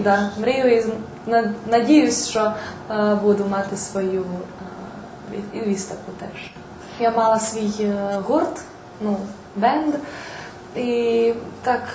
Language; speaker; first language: Ukrainian; non-native, local second language; Serbian